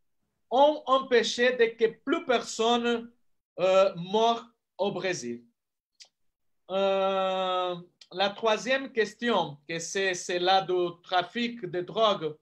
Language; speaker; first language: French; non-native, fluent; Portuguese